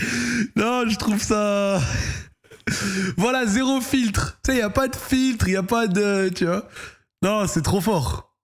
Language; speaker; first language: French; native; French